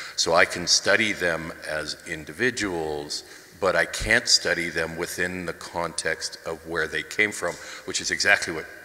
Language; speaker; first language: English; native; English